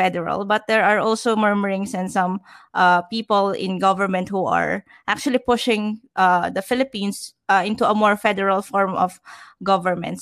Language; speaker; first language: English; non-native, local second language; Filipino